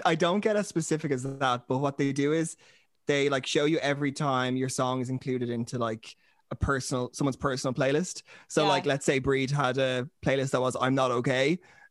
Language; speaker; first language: English; native; English